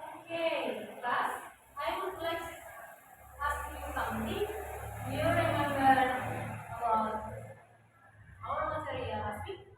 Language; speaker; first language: English; non-native, learner; Indonesian